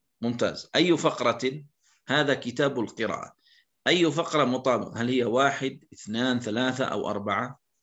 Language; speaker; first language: Arabic; native; Arabic